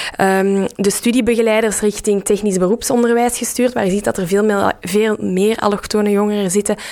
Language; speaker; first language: Dutch; native; Dutch